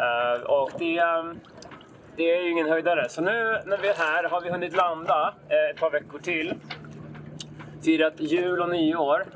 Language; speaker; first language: Swedish; native; Swedish